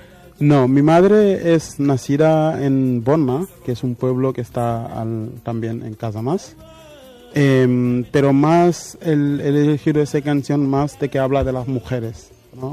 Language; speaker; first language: Spanish; non-native, fluent; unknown